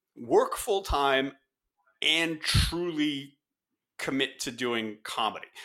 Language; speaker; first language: English; native; English